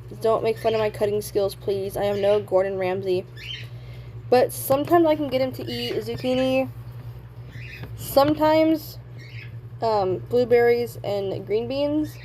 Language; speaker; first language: English; native; English